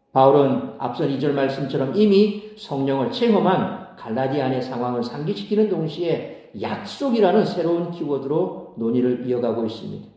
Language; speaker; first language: Korean; native; Korean